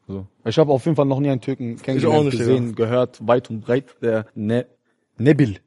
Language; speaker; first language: German; early bilingual, other home language; Turkish